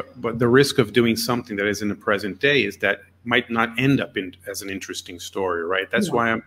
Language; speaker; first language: English; non-native, fluent; Portuguese